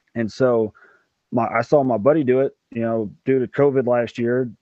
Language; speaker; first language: English; native; English